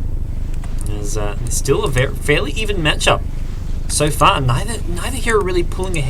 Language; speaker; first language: English; native; English